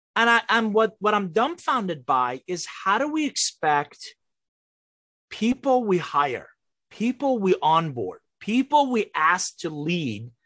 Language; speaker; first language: English; non-native, fluent; Persian